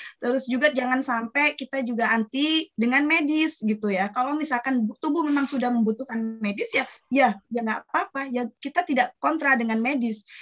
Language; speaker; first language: Indonesian; native; Indonesian